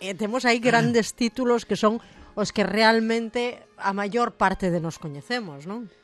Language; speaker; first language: Galician; native; Galician